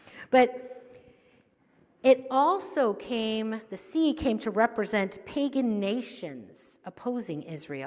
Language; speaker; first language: English; native; English